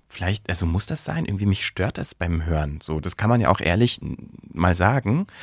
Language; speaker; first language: German; native; German